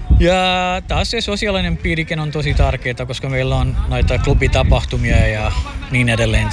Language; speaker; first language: Finnish; non-native, fluent; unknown